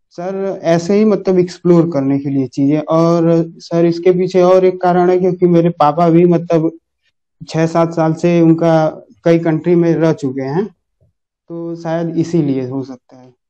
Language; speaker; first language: Hindi; native; Hindi